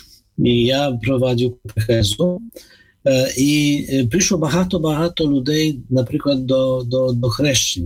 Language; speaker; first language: Ukrainian; non-native, fluent; Polish